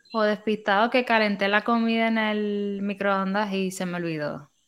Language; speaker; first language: Spanish; native; Spanish